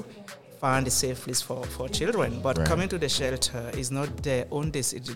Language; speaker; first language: English; non-native, local second language; French